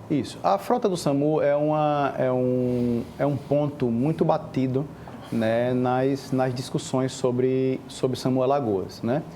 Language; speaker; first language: Portuguese; native; Portuguese